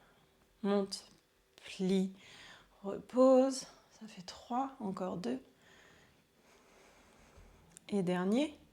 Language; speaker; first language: French; native; French